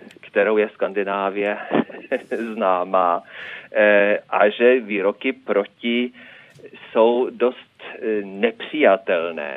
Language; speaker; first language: Czech; non-native, fluent; Norwegian